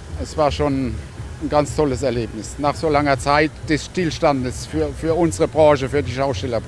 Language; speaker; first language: German; native; German